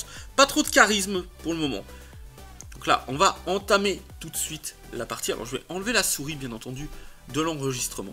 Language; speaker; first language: French; native; French